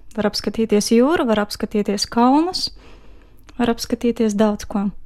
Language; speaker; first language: Latvian; non-native, fluent; Ukrainian